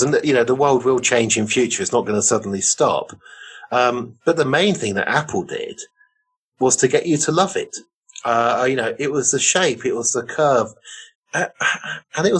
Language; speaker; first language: English; native; English